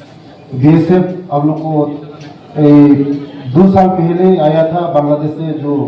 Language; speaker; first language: Hindi; non-native, local second language; Kok Borok